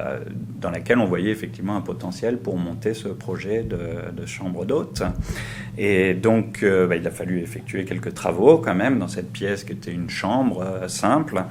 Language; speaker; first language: French; native; French